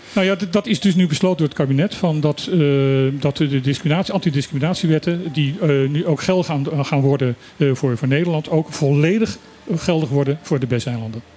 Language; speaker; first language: Dutch; non-native, local second language; Papiamento